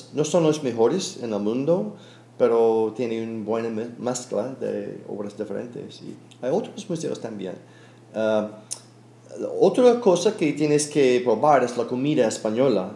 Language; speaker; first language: Spanish; non-native, fluent; English